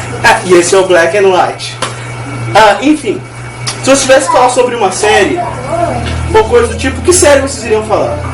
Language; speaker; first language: Portuguese; native; Portuguese